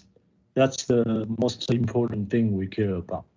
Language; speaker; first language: English; non-native, learner; Chinese